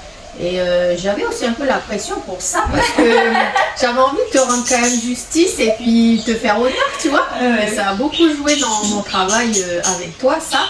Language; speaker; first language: French; native; French